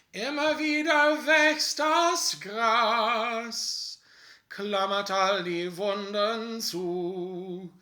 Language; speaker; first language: German; non-native, fluent; English